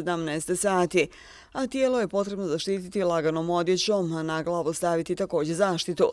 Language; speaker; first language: Bosnian; native; Bosnian